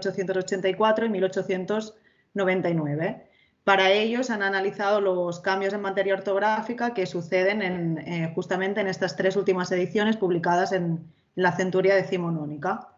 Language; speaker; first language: Spanish; native; Spanish